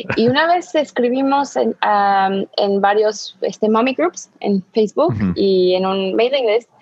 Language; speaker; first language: Spanish; native; Spanish